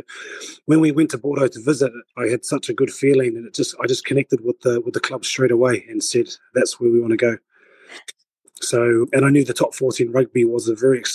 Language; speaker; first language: English; native; English